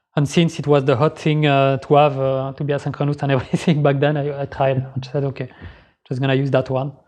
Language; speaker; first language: English; non-native, fluent; French